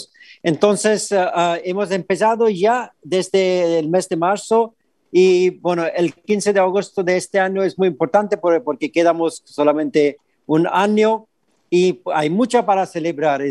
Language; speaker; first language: Spanish; non-native, fluent; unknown